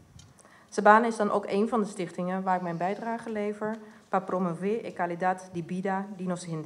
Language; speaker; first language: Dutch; non-native, local second language; Papiamento